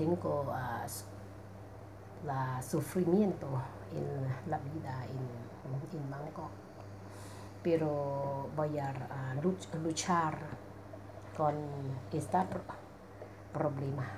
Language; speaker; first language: Spanish; non-native, learner; Thai